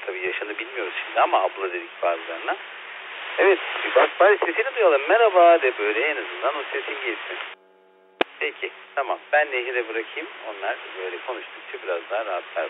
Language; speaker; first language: Turkish; native; Turkish